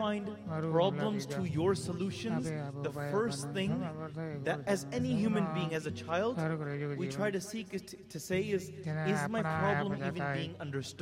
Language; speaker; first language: English; native; English